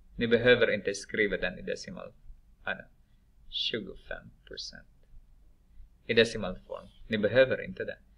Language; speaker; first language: Swedish; non-native, fluent; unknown